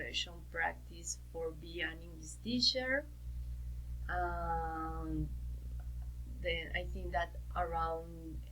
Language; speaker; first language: English; non-native, learner; Spanish